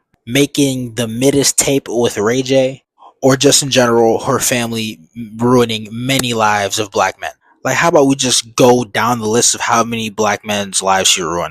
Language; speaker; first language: English; native; English